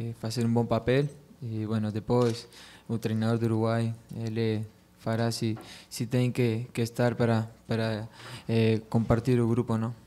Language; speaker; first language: Portuguese; non-native, fluent; Spanish